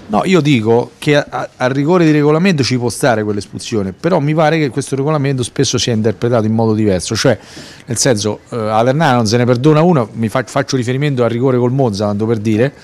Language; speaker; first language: Italian; native; Italian